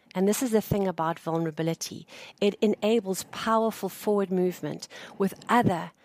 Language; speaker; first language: English; native; English